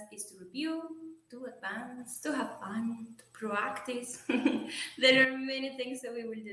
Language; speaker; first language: English; non-native, fluent; Spanish